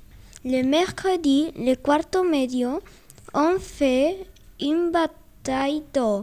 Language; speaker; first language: French; non-native, learner; Spanish